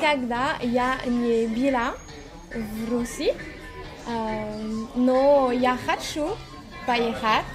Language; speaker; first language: Russian; non-native, learner; French